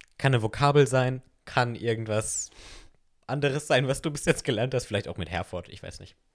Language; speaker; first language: German; native; German